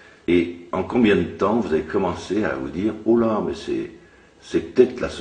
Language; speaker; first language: French; native; French